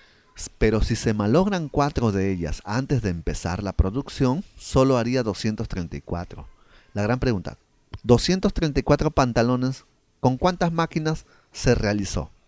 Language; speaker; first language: Spanish; native; Spanish